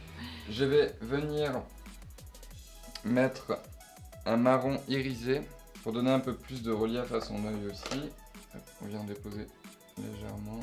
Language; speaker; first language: French; native; French